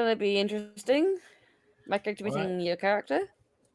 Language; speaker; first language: English; native; English